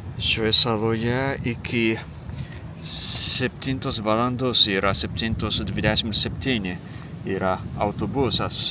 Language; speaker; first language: Lithuanian; non-native, fluent; Japanese